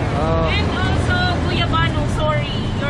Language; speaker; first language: English; non-native, learner; Filipino